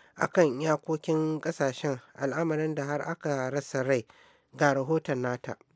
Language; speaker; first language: Hausa; native; Hausa